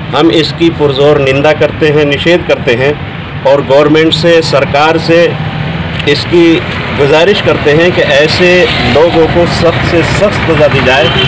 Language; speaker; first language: Hindi; non-native, local second language; Urdu